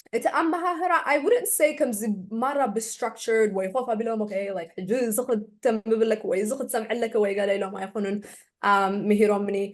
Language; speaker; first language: Tigrinya; early bilingual, heritage; Tigrinya